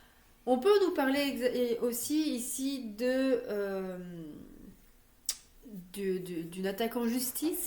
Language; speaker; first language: French; native; French